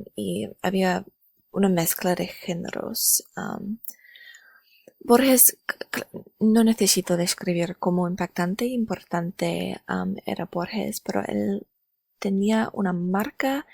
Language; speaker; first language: Spanish; non-native, learner; English